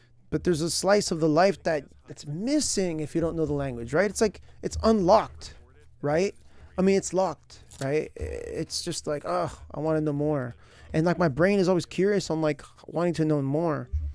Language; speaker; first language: English; native; English